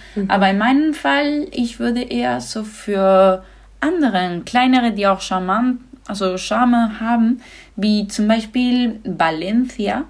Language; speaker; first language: German; non-native, fluent; Spanish